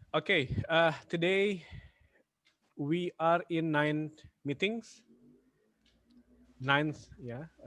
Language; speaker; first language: English; non-native, fluent; Indonesian